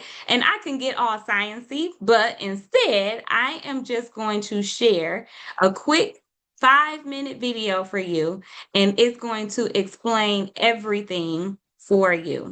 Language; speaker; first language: English; native; English